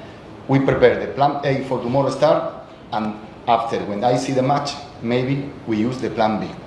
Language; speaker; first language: English; non-native, learner; Spanish